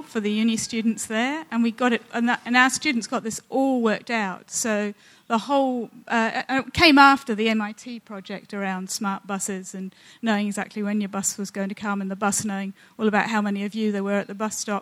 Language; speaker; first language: English; native; English